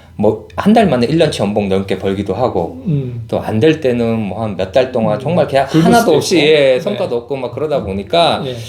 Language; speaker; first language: Korean; native; Korean